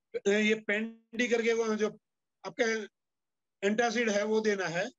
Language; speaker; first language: Hindi; non-native, local second language; Gujarati